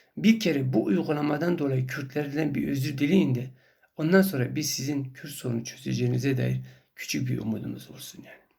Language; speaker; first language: Turkish; non-native, local second language; Kurdish